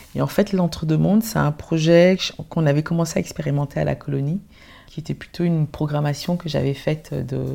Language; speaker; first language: French; early bilingual, other home language; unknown